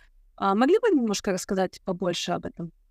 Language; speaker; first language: Russian; non-native, local second language; Ukrainian